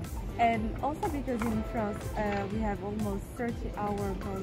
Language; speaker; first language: English; non-native, fluent; French